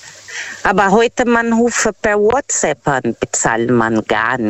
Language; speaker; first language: German; non-native, fluent; Portuguese